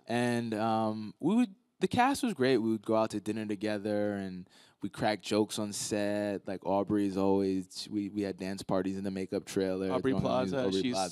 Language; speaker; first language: English; native; English